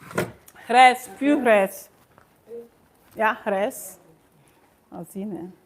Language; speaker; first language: Dutch; non-native, learner; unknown